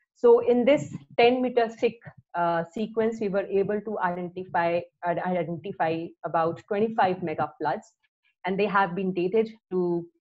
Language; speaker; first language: English; non-native, local second language; Hindi